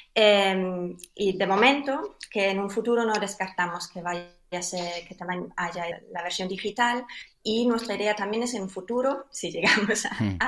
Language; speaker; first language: Spanish; non-native, fluent; German